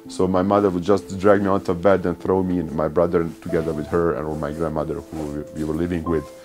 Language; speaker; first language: English; early bilingual, other home language; Bosnian